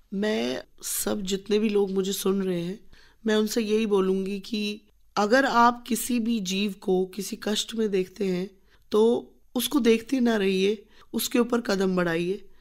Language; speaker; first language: Hindi; native; Hindi